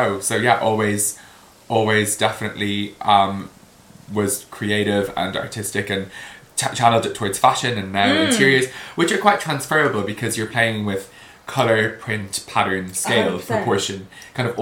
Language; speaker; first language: English; native; English